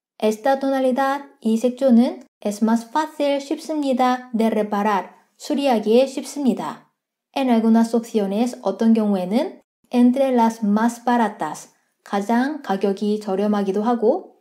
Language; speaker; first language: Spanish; non-native, fluent; Korean